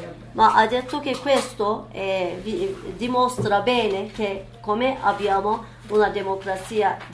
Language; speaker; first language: Italian; non-native, learner; Turkish